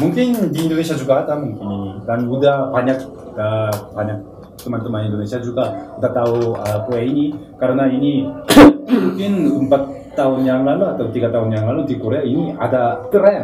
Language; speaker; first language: Indonesian; non-native, learner; Korean